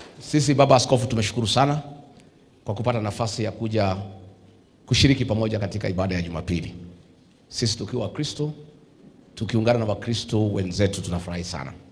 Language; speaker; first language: Swahili; non-native, local second language; Kikuyu